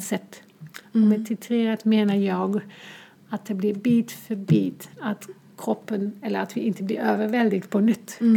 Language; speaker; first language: Swedish; non-native, fluent; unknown